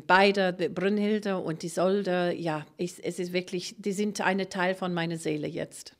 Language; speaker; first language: German; non-native, fluent; English